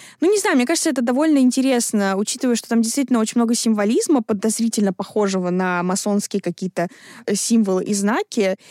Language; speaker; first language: Russian; native; Russian